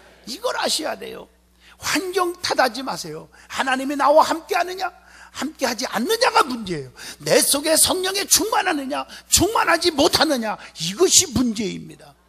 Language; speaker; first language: Korean; native; Korean